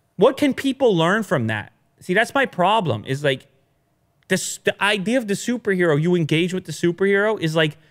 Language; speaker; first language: English; early bilingual, other home language; Italian